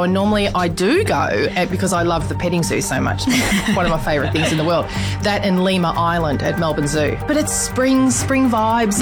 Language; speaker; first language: English; native; English